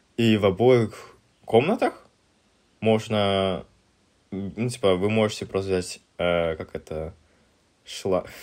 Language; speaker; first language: Russian; native; Russian